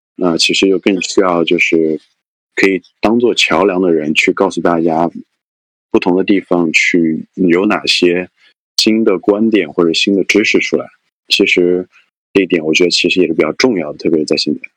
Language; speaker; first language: Chinese; native; Chinese